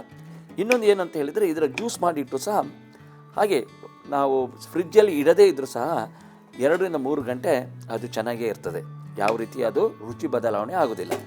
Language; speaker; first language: Kannada; native; Kannada